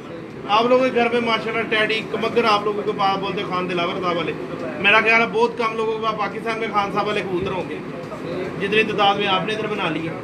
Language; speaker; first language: Hindi; non-native, local second language; Punjabi